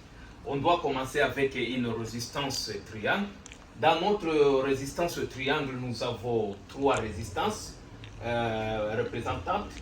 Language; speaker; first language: French; non-native, learner; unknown